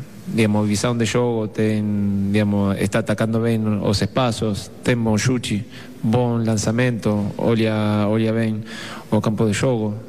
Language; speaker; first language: Portuguese; non-native, fluent; Spanish